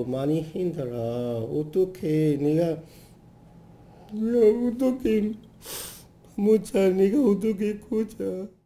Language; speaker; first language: Korean; non-native, learner; Burmese